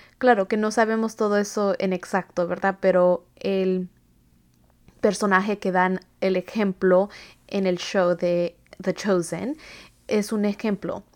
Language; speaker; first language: Spanish; early bilingual, heritage; Spanish